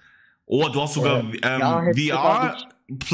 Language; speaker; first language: German; native; German